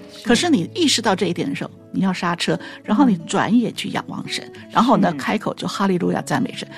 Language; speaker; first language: Chinese; native; Chinese